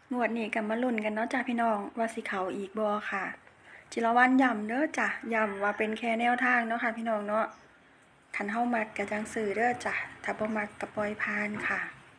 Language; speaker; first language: Thai; native; Thai